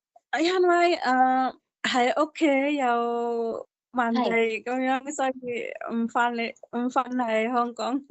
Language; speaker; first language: Cantonese; non-native, learner; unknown